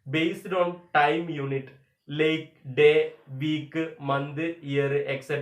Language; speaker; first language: English; non-native, local second language; Malayalam